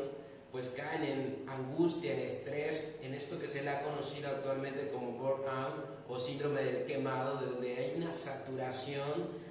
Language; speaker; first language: Spanish; native; Spanish